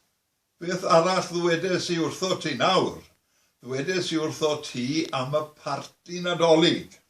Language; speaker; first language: Welsh; native; Welsh